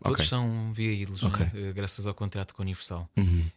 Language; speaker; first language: Portuguese; native; Portuguese